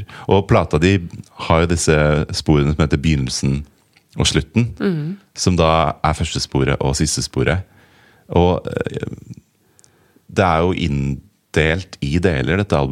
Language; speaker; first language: Norwegian; native; Norwegian